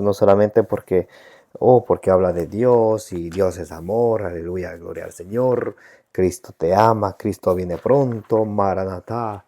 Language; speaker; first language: Spanish; native; Spanish